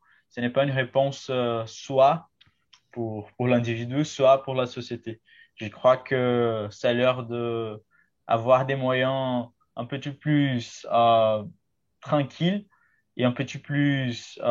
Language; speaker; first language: French; non-native, fluent; Portuguese